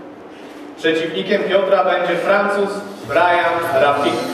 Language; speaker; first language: Polish; native; Polish